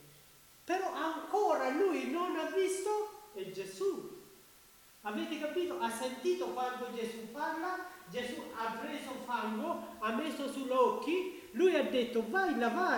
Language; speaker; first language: Italian; non-native, learner; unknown